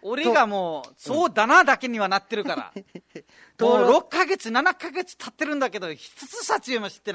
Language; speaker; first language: Japanese; non-native, fluent; Nepali